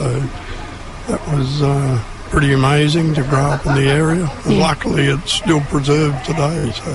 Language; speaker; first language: English; native; English